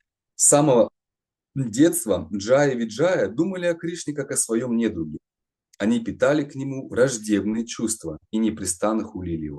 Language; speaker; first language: Russian; native; Russian